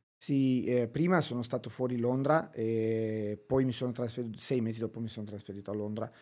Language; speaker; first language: Italian; non-native, fluent; Romanian